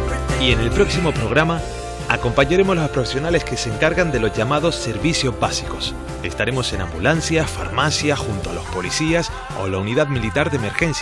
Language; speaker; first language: Spanish; native; Spanish